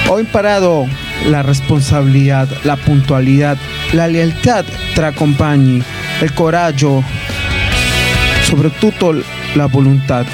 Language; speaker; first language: Italian; non-native, learner; Spanish